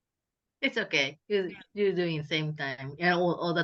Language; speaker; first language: English; non-native, learner; Japanese